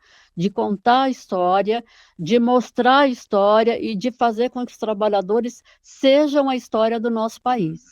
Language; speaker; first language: Portuguese; native; Portuguese